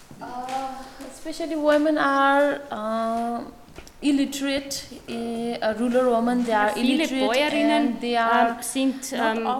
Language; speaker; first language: English; non-native, fluent; Nepali